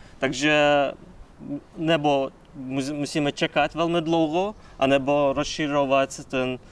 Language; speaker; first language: Czech; non-native, fluent; Kazakh